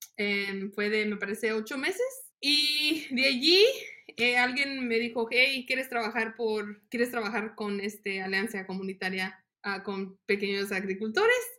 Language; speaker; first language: Spanish; early bilingual, heritage; Spanish